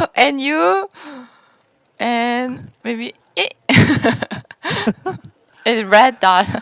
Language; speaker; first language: English; non-native, learner; Korean